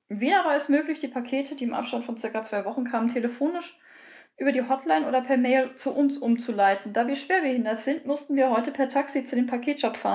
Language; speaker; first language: German; native; German